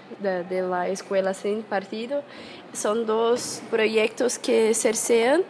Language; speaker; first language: Spanish; non-native, fluent; Portuguese